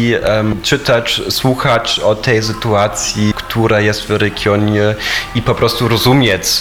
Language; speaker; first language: Polish; non-native, fluent; German